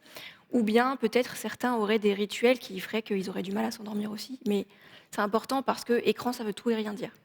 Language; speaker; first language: French; native; French